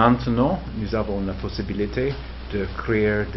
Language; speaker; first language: French; non-native, fluent; English